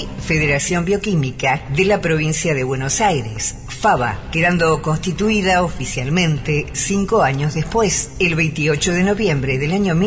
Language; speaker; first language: Spanish; native; Spanish